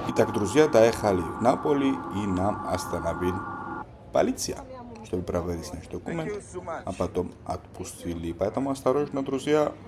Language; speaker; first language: Russian; non-native, learner; Georgian